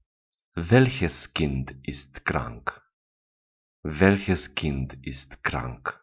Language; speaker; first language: German; non-native, fluent; Romanian